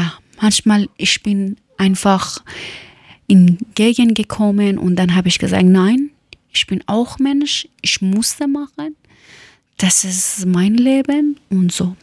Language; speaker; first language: German; non-native, local second language; Persian